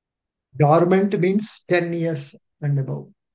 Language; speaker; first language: English; non-native, local second language; Telugu